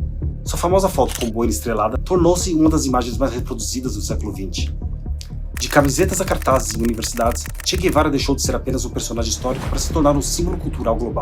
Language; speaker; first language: Portuguese; native; Portuguese